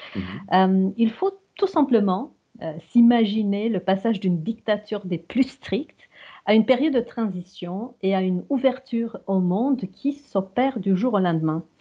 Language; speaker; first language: French; non-native, fluent; Romanian